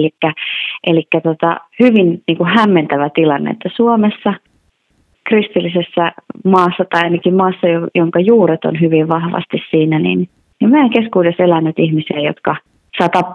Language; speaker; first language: Finnish; native; Finnish